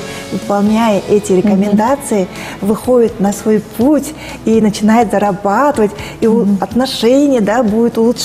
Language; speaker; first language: Russian; native; Russian